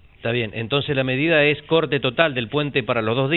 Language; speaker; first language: Spanish; native; Spanish